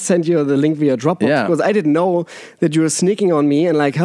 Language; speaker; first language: English; non-native, fluent; German